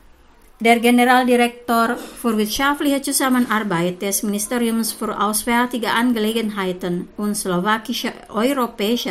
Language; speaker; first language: German; non-native, fluent; Indonesian